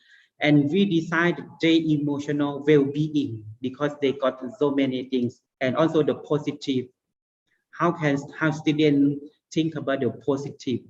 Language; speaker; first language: English; non-native, learner; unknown